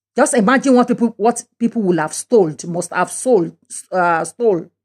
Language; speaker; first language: English; non-native, local second language; Yoruba